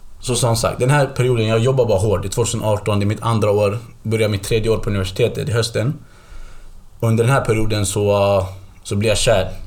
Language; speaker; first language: Swedish; early bilingual, other home language; Kurdish